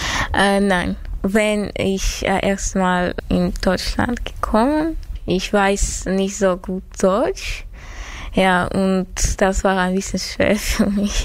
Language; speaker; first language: German; non-native, learner; Armenian